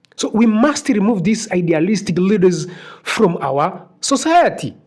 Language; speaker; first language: English; non-native, local second language; Swahili